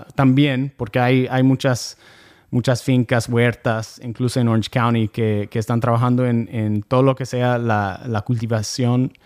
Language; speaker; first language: Spanish; non-native, fluent; English